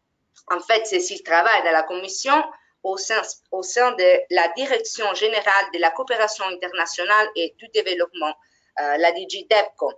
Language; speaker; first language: French; non-native, fluent; Italian